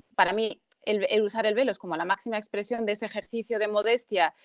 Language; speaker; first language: Spanish; early bilingual, other home language; Arabic